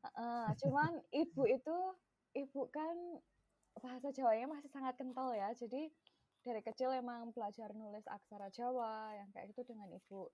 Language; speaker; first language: Indonesian; non-native, local second language; Javanese